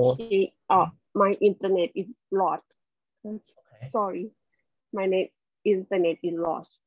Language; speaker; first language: English; non-native, learner; Thai